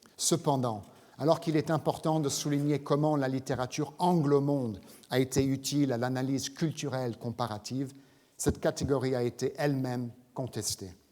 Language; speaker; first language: French; non-native, fluent; English